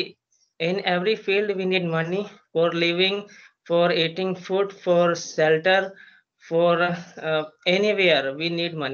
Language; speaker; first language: English; non-native, learner; Hindi